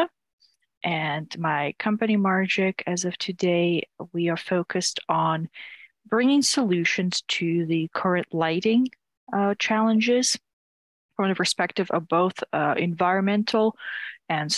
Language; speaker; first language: English; non-native, fluent; Ukrainian